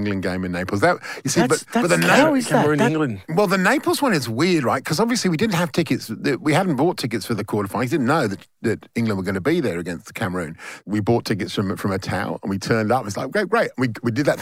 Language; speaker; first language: English; native; English